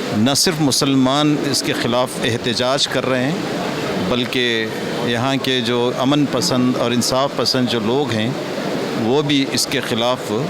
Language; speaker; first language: Urdu; native; Urdu